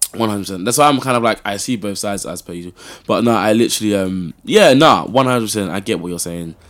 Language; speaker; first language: English; native; English